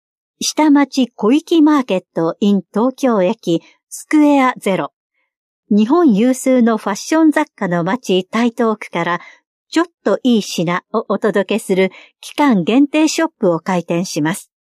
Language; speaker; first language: Japanese; native; Japanese